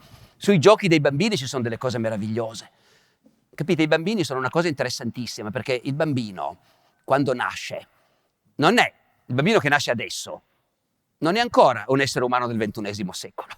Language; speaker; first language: Italian; native; Italian